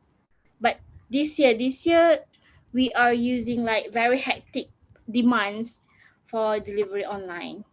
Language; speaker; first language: English; non-native, local second language; Malay